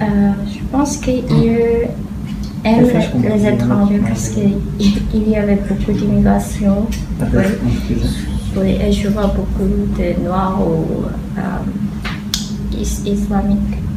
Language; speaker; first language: French; non-native, learner; Korean